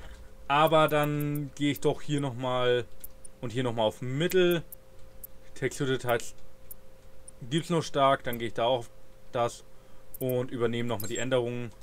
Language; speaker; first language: German; native; German